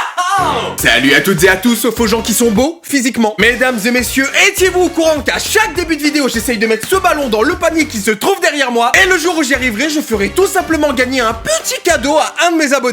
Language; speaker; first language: French; native; French